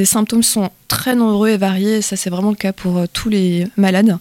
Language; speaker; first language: French; native; French